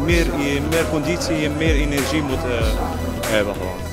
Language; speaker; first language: Dutch; non-native, learner; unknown